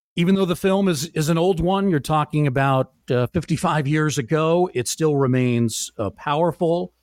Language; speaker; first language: English; native; English